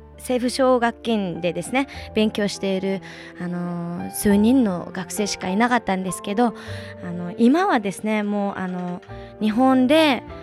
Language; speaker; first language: Japanese; non-native, fluent; Mongolian